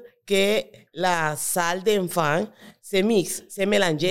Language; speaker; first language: French; non-native, learner; Spanish